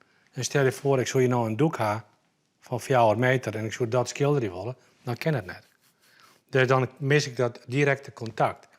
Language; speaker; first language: Dutch; non-native, local second language; Western Frisian